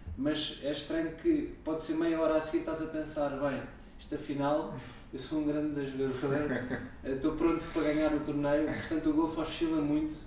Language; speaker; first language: Portuguese; native; Portuguese